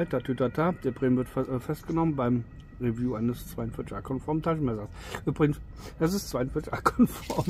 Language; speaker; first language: German; native; German